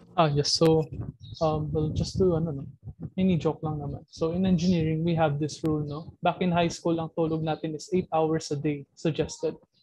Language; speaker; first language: English; non-native, local second language; Filipino